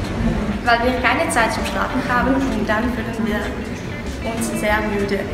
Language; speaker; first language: German; non-native, learner; Russian